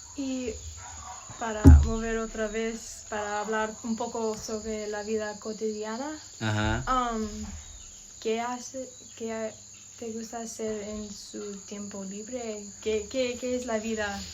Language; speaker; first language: Spanish; non-native, learner; English